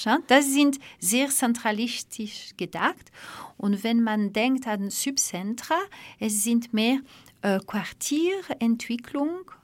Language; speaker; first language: German; non-native, fluent; French